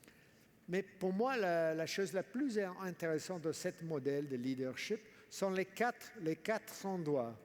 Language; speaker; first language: French; non-native, fluent; English